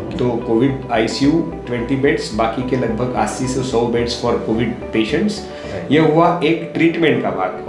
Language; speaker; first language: Hindi; non-native, local second language; Marathi